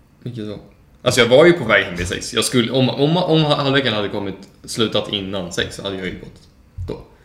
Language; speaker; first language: Swedish; native; Swedish